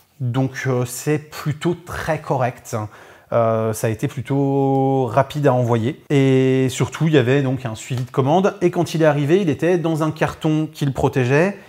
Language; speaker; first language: French; native; French